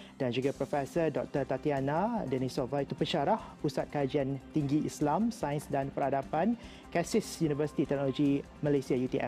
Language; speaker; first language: Malay; native; Malay